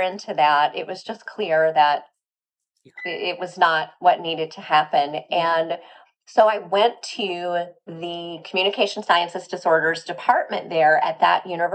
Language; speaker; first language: English; native; English